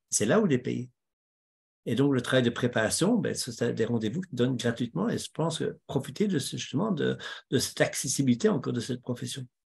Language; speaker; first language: French; native; French